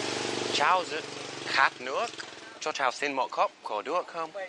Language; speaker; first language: Vietnamese; non-native, learner; English